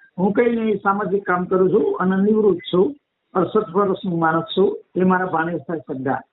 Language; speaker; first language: Gujarati; native; Gujarati